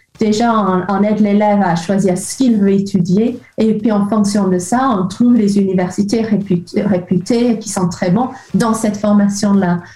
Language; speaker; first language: French; non-native, fluent; English